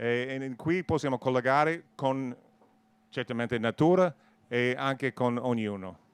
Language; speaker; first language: Italian; non-native, learner; English